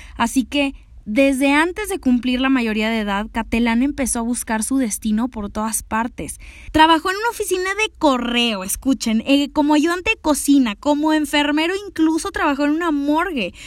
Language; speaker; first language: Spanish; native; Spanish